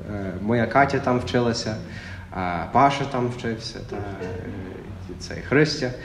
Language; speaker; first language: Ukrainian; non-native, fluent; English